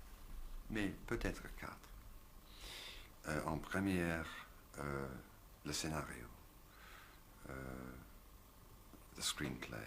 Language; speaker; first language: French; non-native, learner; English